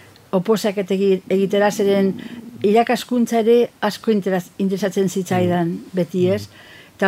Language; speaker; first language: Basque; non-native, fluent; Catalan